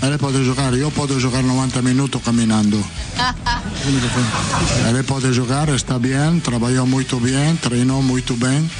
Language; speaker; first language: Portuguese; non-native, learner; Italian